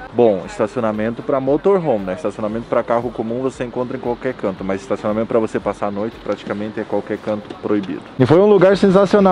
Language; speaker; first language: Portuguese; native; Portuguese